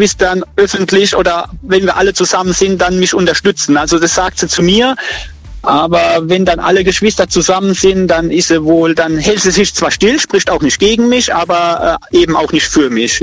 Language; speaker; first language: German; native; German